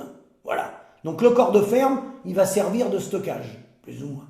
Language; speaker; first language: French; native; French